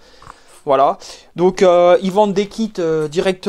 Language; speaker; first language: French; native; French